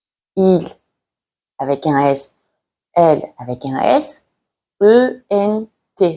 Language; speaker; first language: French; non-native, fluent; Mongolian